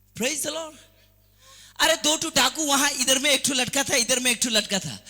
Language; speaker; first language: Hindi; non-native, local second language; Assamese